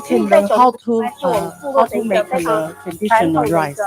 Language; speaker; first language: English; non-native, learner; Chinese